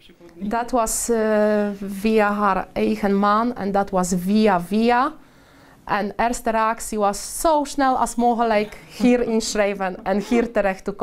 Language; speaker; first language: Dutch; non-native, learner; Polish